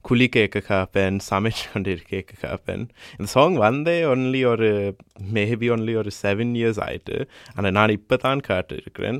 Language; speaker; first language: Tamil; early bilingual, heritage; Tamil